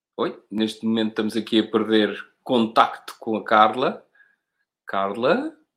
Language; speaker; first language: Portuguese; native; Portuguese